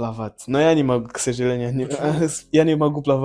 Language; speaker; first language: Russian; non-native, learner; Nyanja